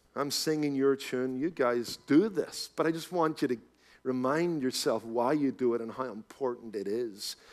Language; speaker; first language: English; native; English